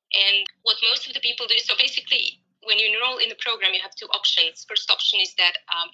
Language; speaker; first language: English; non-native, fluent; Croatian